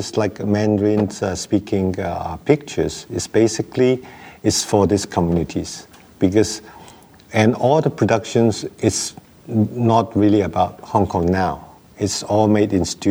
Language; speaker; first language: English; non-native, local second language; Wu Chinese